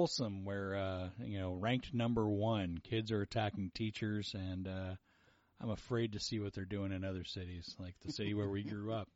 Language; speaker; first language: English; early bilingual, other home language; Portuguese